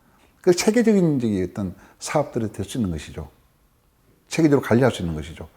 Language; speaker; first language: Korean; native; Korean